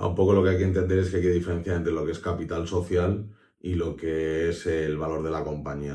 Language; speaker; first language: Spanish; native; Spanish